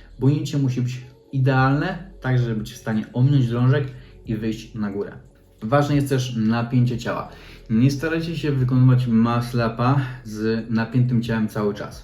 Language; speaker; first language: Polish; native; Polish